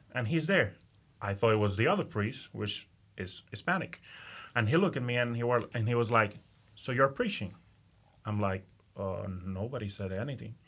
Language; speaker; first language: English; non-native, fluent; Spanish